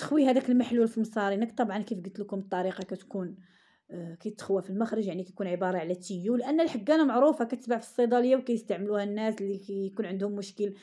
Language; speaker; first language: Arabic; native; Arabic